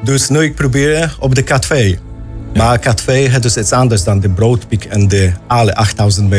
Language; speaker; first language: Dutch; non-native, learner; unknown